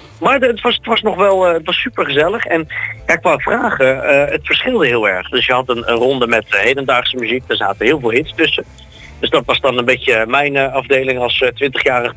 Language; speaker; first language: Dutch; native; Dutch